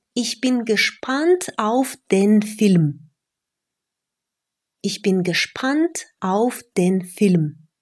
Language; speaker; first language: German; non-native, fluent; Russian